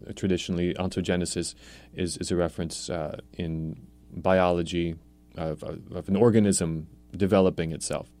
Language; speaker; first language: English; native; English